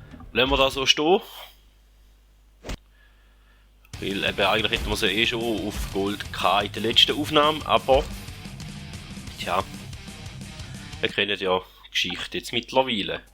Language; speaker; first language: German; native; German